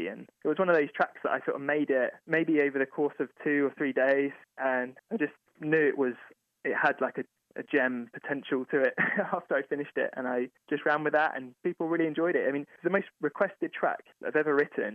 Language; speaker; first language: English; native; English